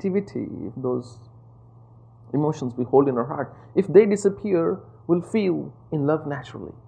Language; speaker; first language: English; non-native, local second language; Punjabi